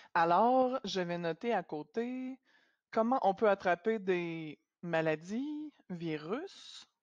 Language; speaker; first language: French; native; French